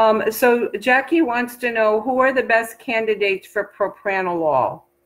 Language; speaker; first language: English; native; English